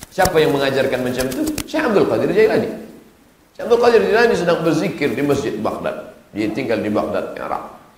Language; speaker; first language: Malay; native; Malay